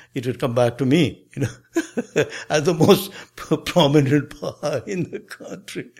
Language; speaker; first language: English; non-native, local second language; Nepali